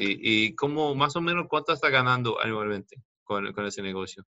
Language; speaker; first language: Spanish; non-native, fluent; English